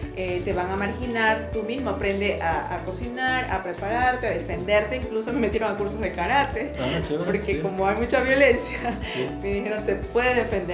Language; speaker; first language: Spanish; native; Spanish